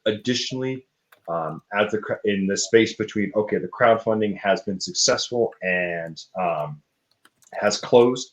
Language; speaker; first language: English; native; English